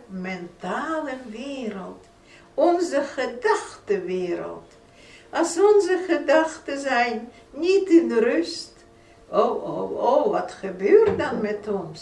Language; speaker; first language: Dutch; non-native, fluent; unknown